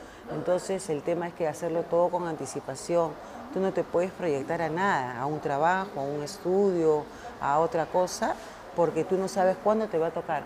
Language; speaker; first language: Spanish; native; Spanish